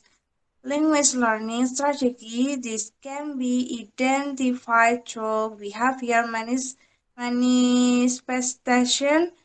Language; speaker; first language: English; non-native, learner; Indonesian